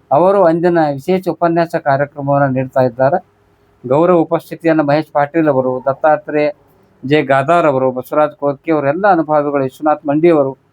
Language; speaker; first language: Kannada; native; Kannada